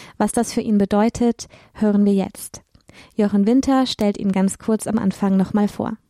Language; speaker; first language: German; native; German